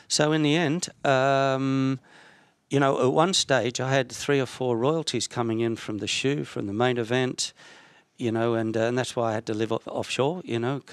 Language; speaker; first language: English; native; English